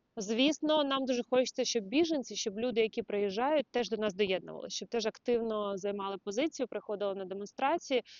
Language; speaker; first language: Ukrainian; non-native, local second language; Russian